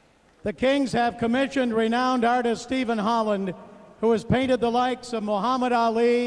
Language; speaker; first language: English; native; English